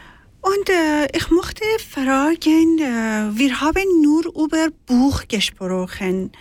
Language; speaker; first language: German; non-native, learner; Persian